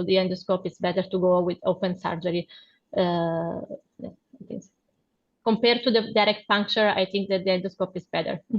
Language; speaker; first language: English; non-native, fluent; Italian